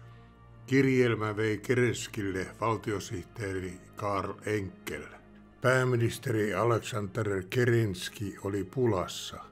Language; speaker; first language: Finnish; native; Finnish